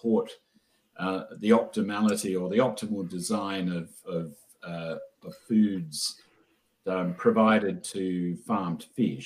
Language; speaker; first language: English; native; English